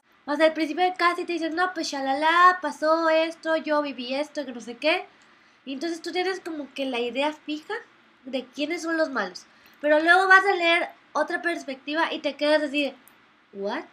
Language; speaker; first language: Spanish; native; Spanish